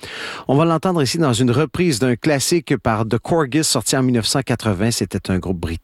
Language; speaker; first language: French; native; French